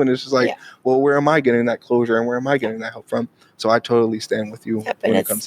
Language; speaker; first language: English; native; English